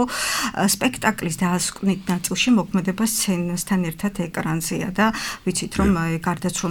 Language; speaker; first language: Georgian; native; Georgian